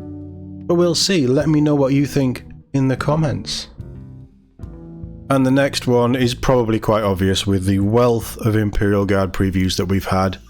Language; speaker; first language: English; native; English